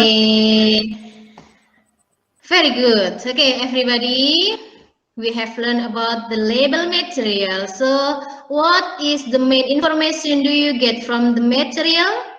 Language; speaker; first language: English; non-native, learner; Indonesian